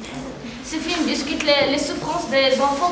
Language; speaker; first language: French; non-native, learner; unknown